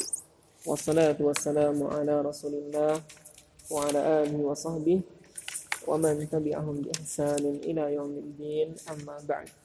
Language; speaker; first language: Arabic; non-native, fluent; Indonesian